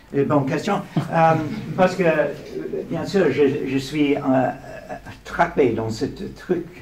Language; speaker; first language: French; non-native, learner; English